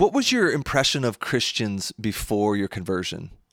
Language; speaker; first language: English; native; English